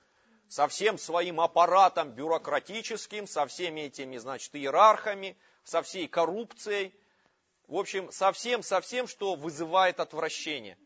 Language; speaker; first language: Russian; native; Russian